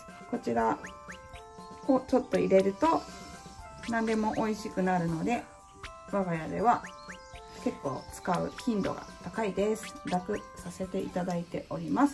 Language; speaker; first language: Japanese; native; Japanese